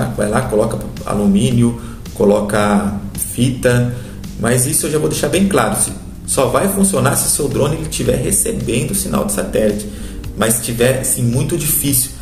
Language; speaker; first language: Portuguese; native; Portuguese